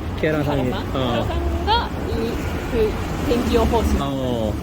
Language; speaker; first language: Korean; non-native, fluent; Japanese